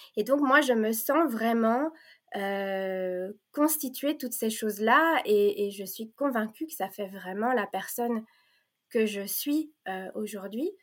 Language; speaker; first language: French; native; French